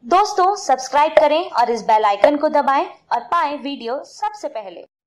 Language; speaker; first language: Hindi; native; Hindi